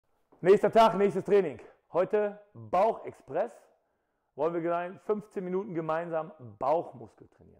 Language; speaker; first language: German; native; German